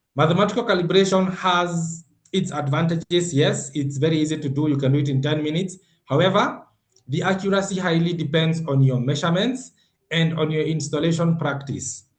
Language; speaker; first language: English; non-native, local second language; Swahili